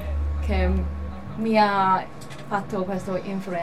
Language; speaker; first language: Italian; non-native, learner; Cantonese